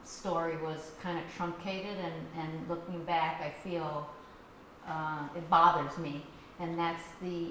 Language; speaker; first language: English; native; English